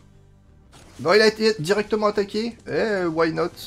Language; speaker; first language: French; native; French